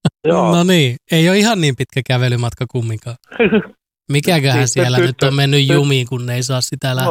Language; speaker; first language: Finnish; native; Finnish